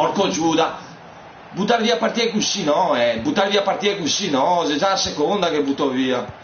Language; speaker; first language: Italian; native; Italian